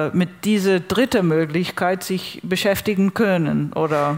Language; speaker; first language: German; non-native, fluent; English